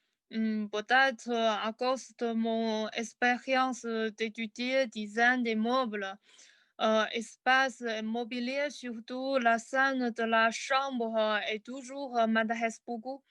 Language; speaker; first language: French; non-native, learner; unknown